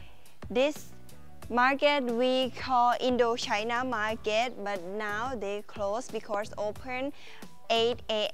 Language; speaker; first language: English; non-native, learner; Thai